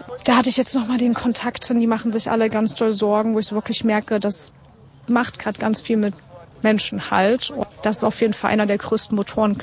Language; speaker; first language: German; native; German